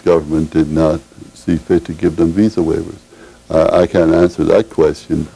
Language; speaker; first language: English; native; English